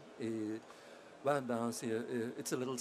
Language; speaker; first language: French; non-native, fluent; German